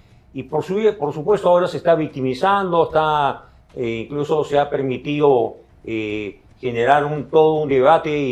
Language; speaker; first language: Spanish; native; Spanish